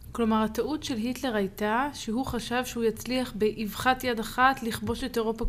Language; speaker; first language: Hebrew; native; Hebrew